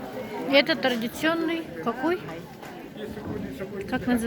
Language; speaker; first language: Russian; non-native, local second language; Yakut